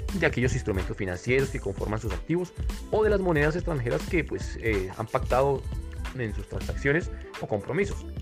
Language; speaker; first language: Spanish; native; Spanish